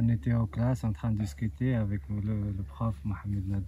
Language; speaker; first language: French; non-native, local second language; Arabic